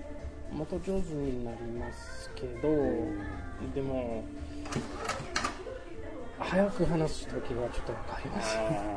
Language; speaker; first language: Japanese; non-native, learner; English